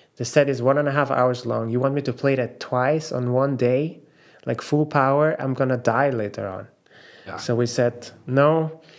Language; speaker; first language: English; non-native, fluent; German